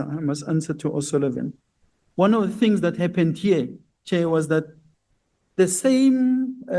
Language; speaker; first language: English; non-native, local second language; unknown